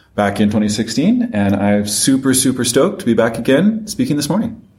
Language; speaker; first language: English; non-native, fluent; French